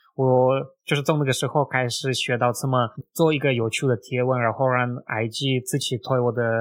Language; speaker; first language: Chinese; non-native, fluent; Russian